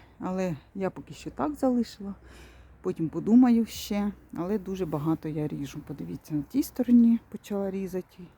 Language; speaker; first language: Ukrainian; native; Ukrainian